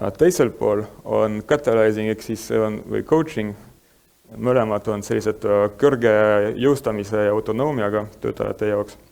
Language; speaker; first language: Estonian; non-native, fluent; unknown